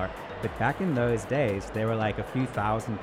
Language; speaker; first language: English; native; English